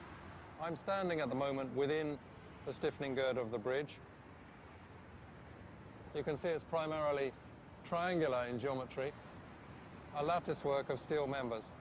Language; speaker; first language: English; native; English